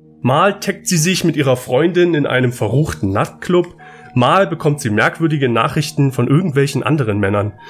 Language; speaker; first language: German; native; German